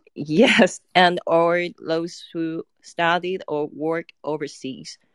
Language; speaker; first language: English; non-native, fluent; Chinese